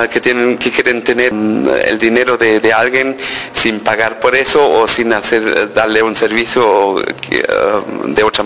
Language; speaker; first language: Spanish; early bilingual, heritage; Spanish